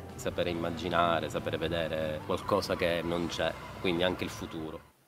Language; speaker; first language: Italian; native; Italian